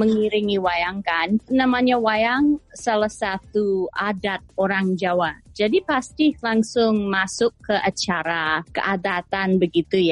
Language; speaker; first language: Indonesian; non-native, fluent; English